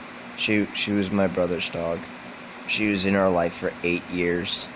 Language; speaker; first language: English; native; English